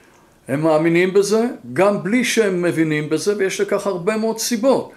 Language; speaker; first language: Hebrew; non-native, fluent; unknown